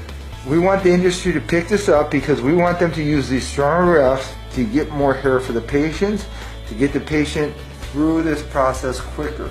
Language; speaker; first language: English; native; English